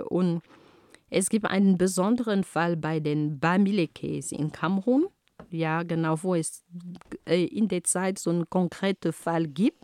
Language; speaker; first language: German; non-native, fluent; Ghomala